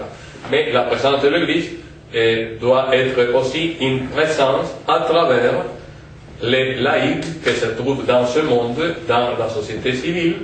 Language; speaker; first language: French; non-native, fluent; Spanish